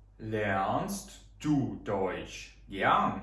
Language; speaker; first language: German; non-native, fluent; Ukrainian